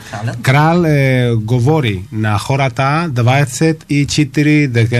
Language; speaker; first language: Bulgarian; non-native, learner; Spanish